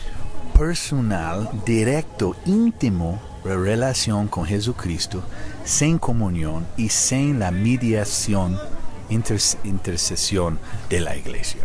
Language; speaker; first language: Spanish; non-native, learner; English